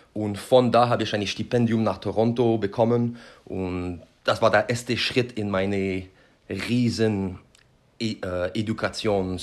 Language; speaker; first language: German; non-native, learner; French